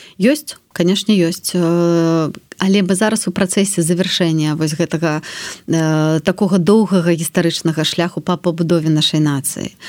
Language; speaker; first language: Belarusian; native; Belarusian